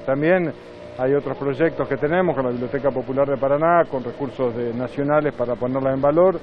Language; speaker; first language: Spanish; native; Spanish